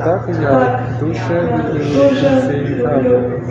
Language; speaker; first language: Ukrainian; non-native, learner; Chinese